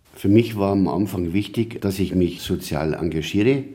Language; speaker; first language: German; native; German